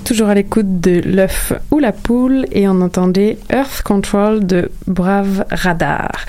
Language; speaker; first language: French; native; French